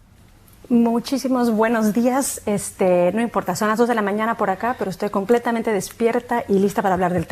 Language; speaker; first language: Spanish; native; Spanish